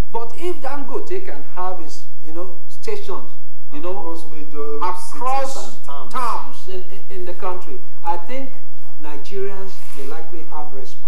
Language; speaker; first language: English; non-native, local second language; Yoruba